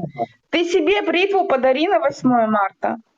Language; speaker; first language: Russian; native; Russian